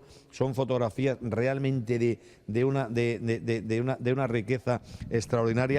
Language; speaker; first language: Spanish; native; Spanish